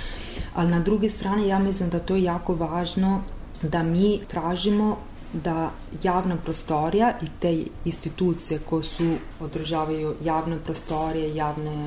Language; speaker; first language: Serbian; non-native, learner; Italian